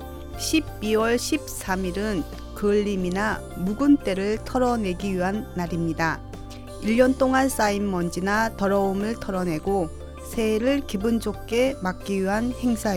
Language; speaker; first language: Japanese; non-native, fluent; Korean